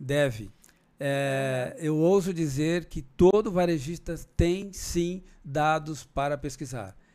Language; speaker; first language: Portuguese; native; Portuguese